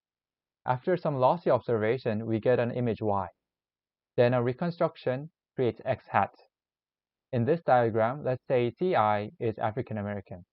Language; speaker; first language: English; non-native, learner; Korean